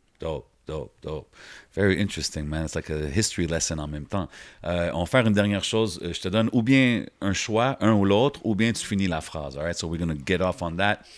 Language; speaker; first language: French; native; French